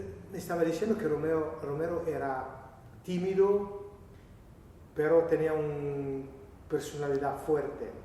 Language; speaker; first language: Spanish; non-native, learner; Italian